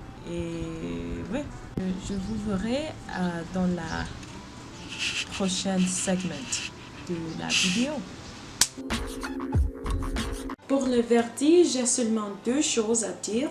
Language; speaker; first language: French; non-native, learner; English